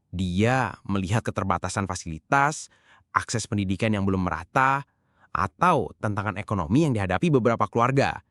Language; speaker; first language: Indonesian; native; Indonesian